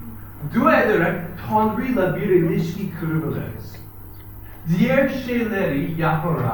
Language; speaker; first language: Turkish; non-native, fluent; English